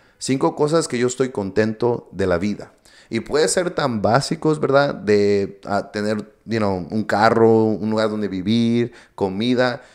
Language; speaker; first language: Spanish; early bilingual, heritage; Spanish